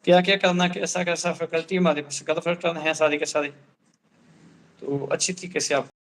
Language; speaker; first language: Hindi; non-native, local second language; Punjabi